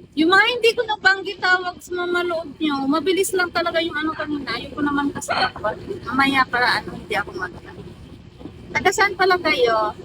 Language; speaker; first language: Filipino; non-native, local second language; Cebuano